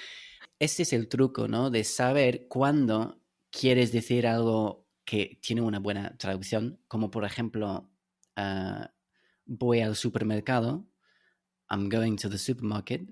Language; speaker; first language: Spanish; non-native, fluent; English